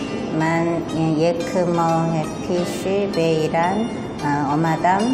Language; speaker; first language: Persian; non-native, learner; Korean